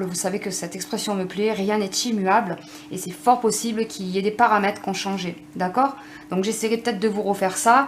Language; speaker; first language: French; native; French